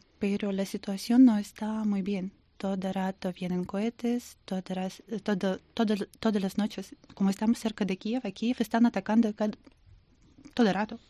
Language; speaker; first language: Spanish; non-native, learner; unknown